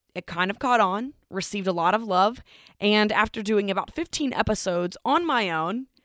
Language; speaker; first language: English; native; English